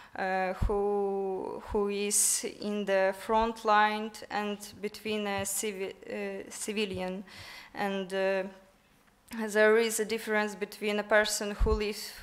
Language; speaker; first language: English; non-native, learner; Ukrainian